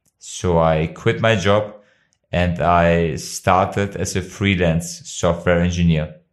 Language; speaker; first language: English; non-native, fluent; Albanian